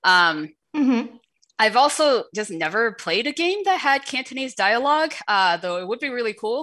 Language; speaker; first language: English; early bilingual, other home language; Wu Chinese